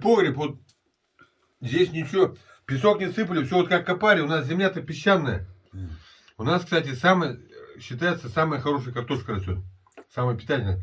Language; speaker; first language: Russian; native; Russian